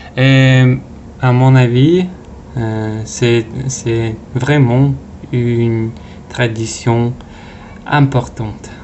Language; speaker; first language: French; non-native, fluent; Russian